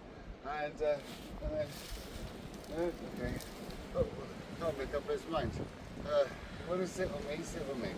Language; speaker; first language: English; native; English